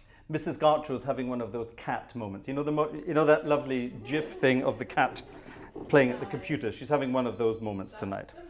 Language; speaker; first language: English; native; English